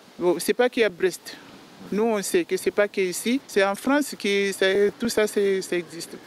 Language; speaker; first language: French; non-native, local second language; Comorian